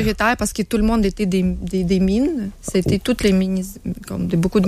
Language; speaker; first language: French; non-native, learner; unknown